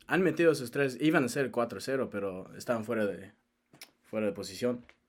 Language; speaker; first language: Spanish; non-native, fluent; English